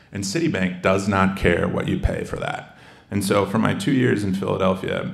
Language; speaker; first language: English; native; English